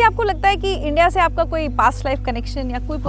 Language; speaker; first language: Hindi; native; Hindi